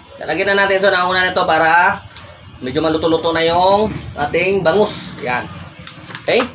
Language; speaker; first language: Filipino; non-native, local second language; Cebuano